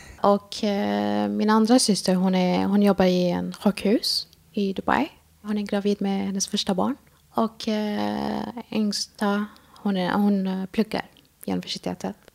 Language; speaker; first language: Swedish; non-native, fluent; Arabic